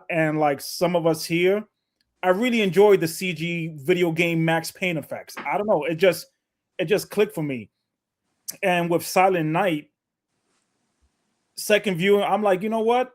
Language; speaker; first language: English; native; English